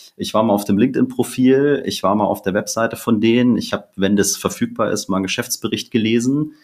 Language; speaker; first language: German; native; German